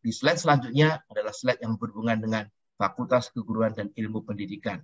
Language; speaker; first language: Indonesian; native; Indonesian